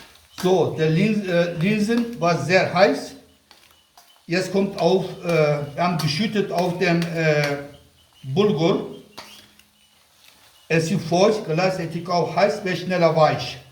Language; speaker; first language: German; non-native, local second language; Kurdish